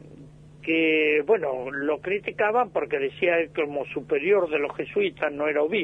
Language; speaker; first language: Spanish; native; Spanish